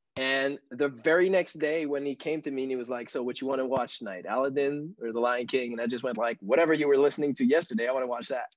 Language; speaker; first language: English; non-native, fluent; French